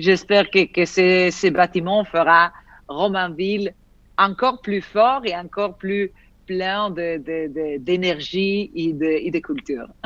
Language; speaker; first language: French; non-native, fluent; Italian